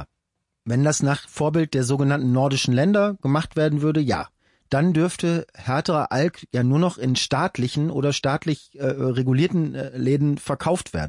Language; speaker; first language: German; native; German